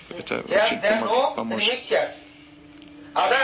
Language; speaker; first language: Russian; non-native, learner; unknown